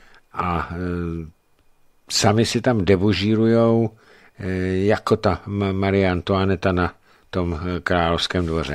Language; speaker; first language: Czech; native; Czech